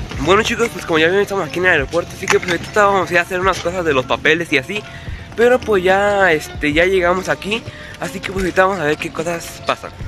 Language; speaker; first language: Spanish; early bilingual, heritage; Spanish